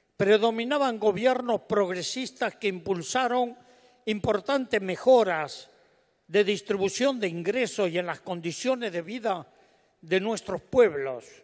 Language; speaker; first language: Spanish; native; Spanish